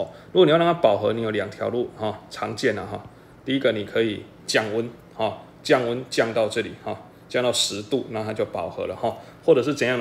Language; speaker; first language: Chinese; native; Chinese